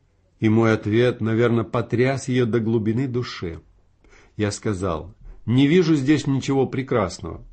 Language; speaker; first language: Russian; native; Russian